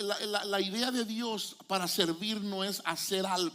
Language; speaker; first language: Spanish; native; Spanish